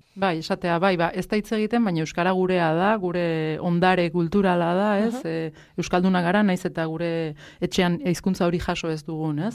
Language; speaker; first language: Basque; non-native, local second language; Spanish